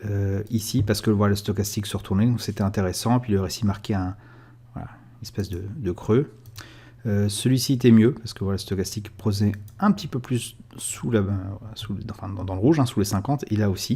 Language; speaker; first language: French; native; French